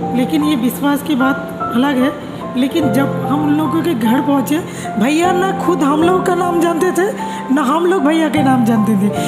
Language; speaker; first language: Hindi; non-native, local second language; Bangla